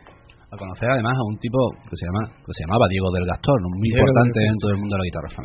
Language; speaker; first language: Spanish; native; Spanish